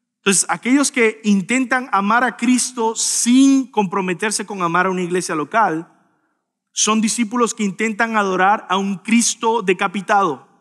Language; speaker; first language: Spanish; native; Spanish